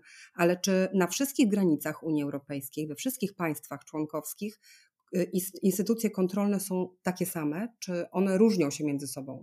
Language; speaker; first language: Polish; native; Polish